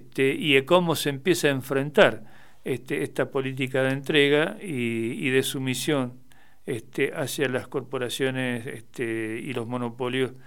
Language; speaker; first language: Spanish; native; Spanish